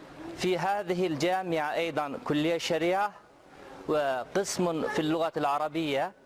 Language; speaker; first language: Arabic; non-native, fluent; Turkish